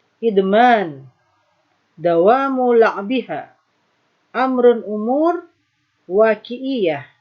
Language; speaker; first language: Arabic; non-native, fluent; Indonesian